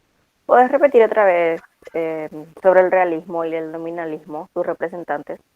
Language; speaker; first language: Spanish; native; Spanish